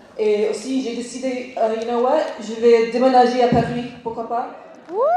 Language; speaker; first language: French; non-native, learner; English